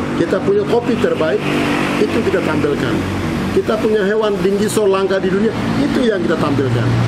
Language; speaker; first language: Indonesian; non-native, local second language; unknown